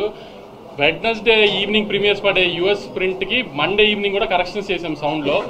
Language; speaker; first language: Telugu; native; Telugu